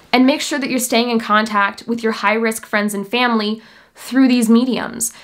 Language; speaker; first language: English; native; English